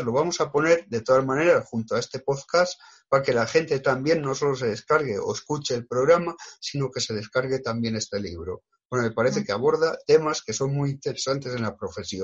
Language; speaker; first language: Spanish; native; Spanish